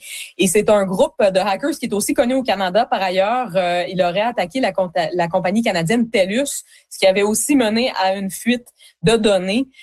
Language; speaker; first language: French; native; French